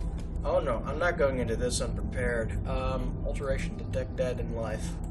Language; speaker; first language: English; native; English